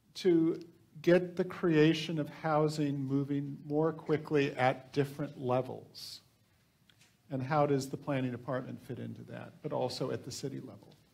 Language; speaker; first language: English; native; English